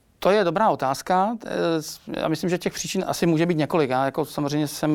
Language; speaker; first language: Czech; native; Czech